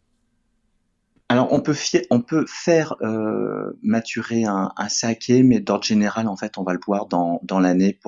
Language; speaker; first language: French; native; French